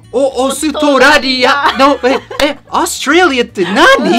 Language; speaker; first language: Japanese; non-native, fluent; English